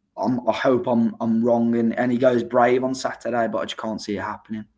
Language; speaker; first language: English; native; English